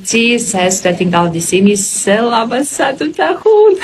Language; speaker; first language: Indonesian; non-native, fluent; Polish